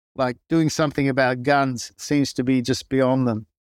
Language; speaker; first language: English; non-native, local second language; Greek